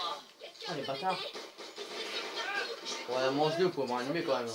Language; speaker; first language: French; native; French